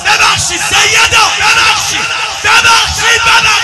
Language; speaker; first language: Persian; native; Persian